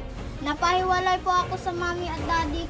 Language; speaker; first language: Filipino; native; Filipino